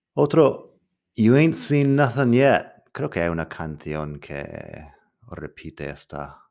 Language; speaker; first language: Spanish; non-native, fluent; English